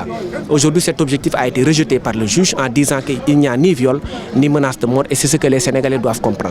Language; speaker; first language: French; non-native, local second language; Wolof